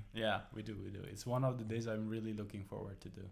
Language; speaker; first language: English; non-native, fluent; Persian